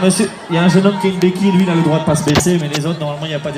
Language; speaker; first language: French; native; French